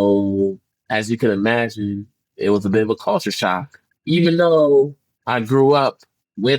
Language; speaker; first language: English; early bilingual, other home language; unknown